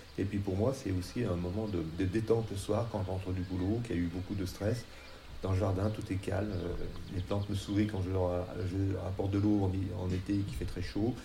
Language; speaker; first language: French; native; French